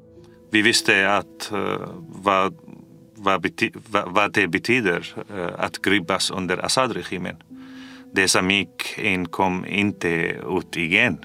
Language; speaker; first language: Swedish; non-native, fluent; Arabic